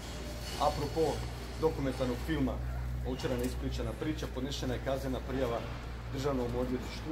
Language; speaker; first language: Croatian; native; Croatian